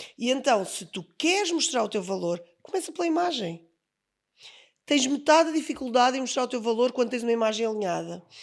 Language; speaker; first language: Portuguese; native; Portuguese